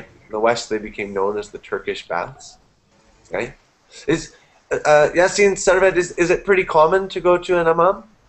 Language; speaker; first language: English; native; English